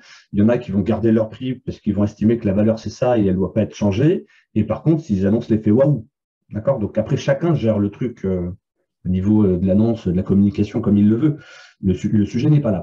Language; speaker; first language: French; native; French